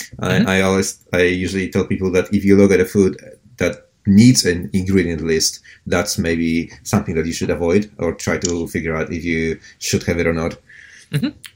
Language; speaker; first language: English; non-native, fluent; Polish